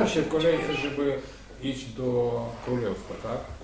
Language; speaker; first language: Polish; non-native, learner; Russian